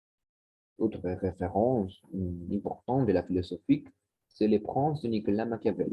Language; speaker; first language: French; non-native, learner; Spanish